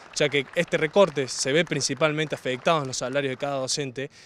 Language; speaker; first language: Spanish; native; Spanish